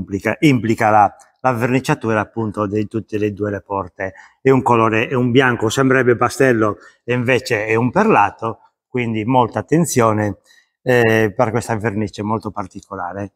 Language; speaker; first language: Italian; native; Italian